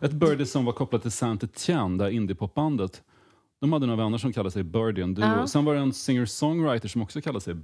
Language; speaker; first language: Swedish; native; Swedish